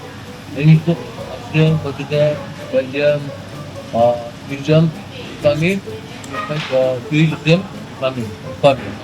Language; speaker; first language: English; non-native, learner; Malay